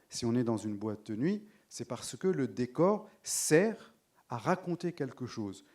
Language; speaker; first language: French; non-native, local second language; Arabic